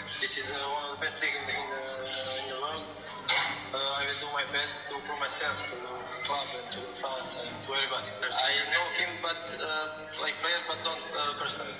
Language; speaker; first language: English; non-native, learner; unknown